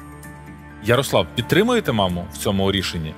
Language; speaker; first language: Ukrainian; native; Ukrainian